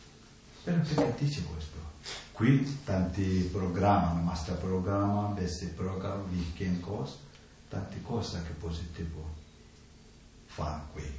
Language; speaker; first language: Italian; non-native, learner; Tibetan